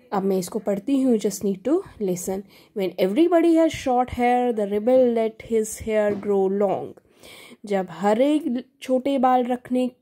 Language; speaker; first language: Hindi; native; Hindi